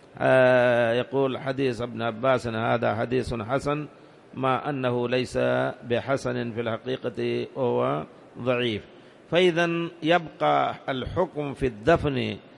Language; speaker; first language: Arabic; non-native, fluent; Urdu